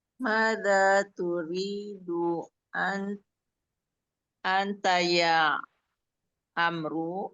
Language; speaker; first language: Arabic; non-native, learner; Indonesian